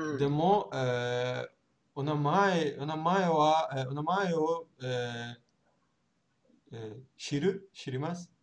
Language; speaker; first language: Japanese; non-native, learner; Portuguese